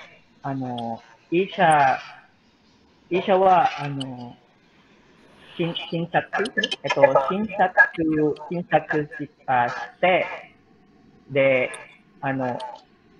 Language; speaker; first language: Japanese; non-native, learner; Filipino